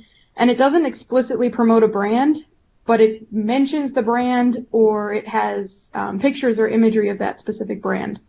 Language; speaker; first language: English; native; English